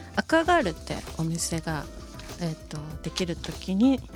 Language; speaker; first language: Japanese; native; Japanese